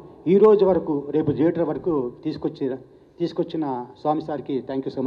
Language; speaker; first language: Telugu; native; Telugu